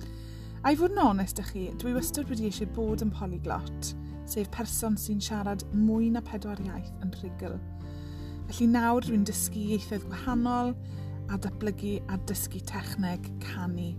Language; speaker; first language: Welsh; non-native, local second language; English